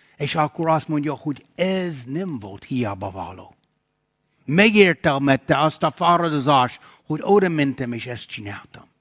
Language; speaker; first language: Hungarian; non-native, fluent; English